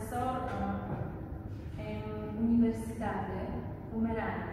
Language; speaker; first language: Portuguese; non-native, learner; Polish